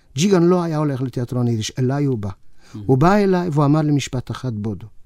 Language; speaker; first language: Hebrew; non-native, fluent; Yiddish